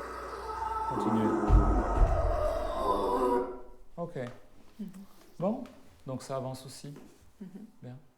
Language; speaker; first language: French; native; French